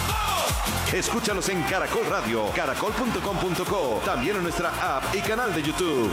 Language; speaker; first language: Spanish; native; Spanish